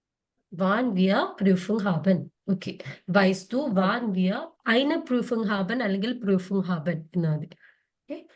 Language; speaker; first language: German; non-native, fluent; Malayalam